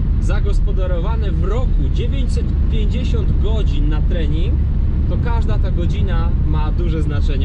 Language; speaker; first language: Polish; native; Polish